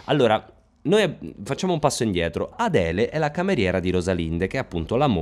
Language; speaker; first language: Italian; native; Italian